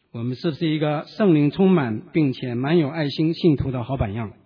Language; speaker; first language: Chinese; native; Chinese